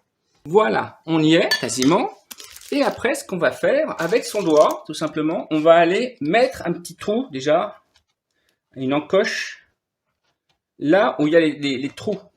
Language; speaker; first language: French; native; French